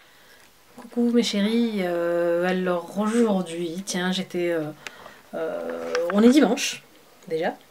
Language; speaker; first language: French; native; French